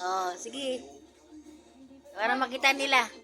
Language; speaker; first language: Filipino; native; Filipino